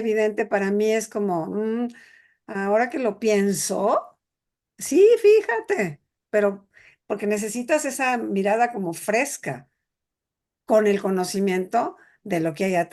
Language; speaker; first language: Spanish; native; Spanish